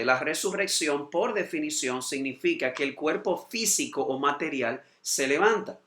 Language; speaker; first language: Spanish; native; Spanish